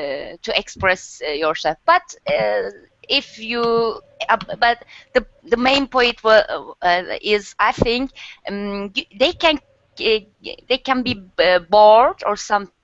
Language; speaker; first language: English; non-native, learner; Turkish